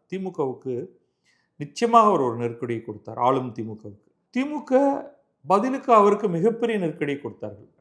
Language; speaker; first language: Tamil; native; Tamil